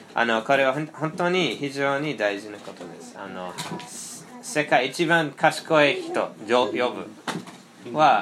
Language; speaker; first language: Japanese; non-native, fluent; English